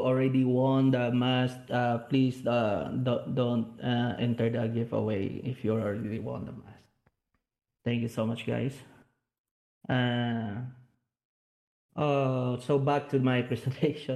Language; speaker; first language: English; non-native, local second language; Hiligaynon